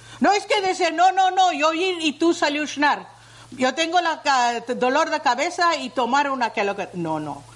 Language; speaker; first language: Spanish; non-native, learner; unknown